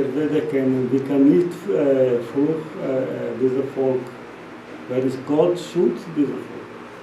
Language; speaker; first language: German; non-native, learner; Portuguese